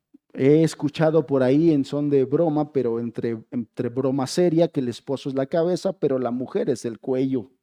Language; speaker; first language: Spanish; native; Spanish